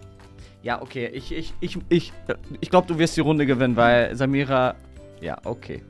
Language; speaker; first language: German; native; German